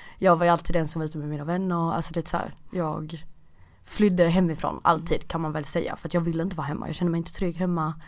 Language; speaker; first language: Swedish; early bilingual, other home language; Portuguese